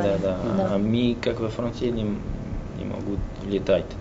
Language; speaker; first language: Russian; non-native, learner; French